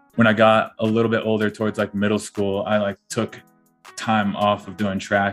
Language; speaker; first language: English; native; English